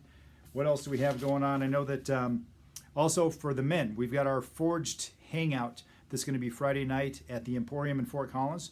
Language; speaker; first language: English; native; English